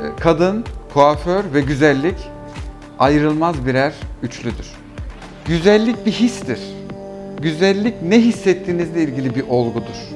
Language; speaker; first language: Turkish; early bilingual, heritage; Turkish